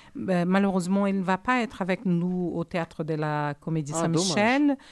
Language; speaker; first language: French; non-native, fluent; Portuguese